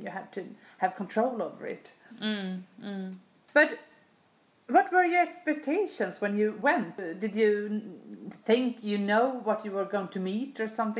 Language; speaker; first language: English; non-native, fluent; Swedish